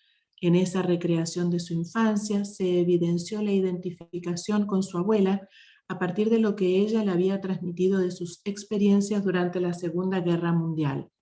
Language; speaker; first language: Spanish; native; Spanish